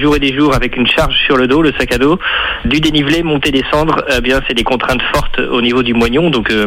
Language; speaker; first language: French; native; French